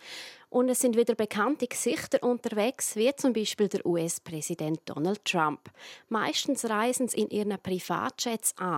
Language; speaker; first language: German; native; German